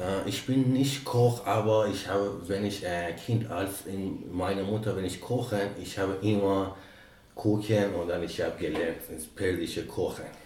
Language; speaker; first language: German; non-native, learner; Persian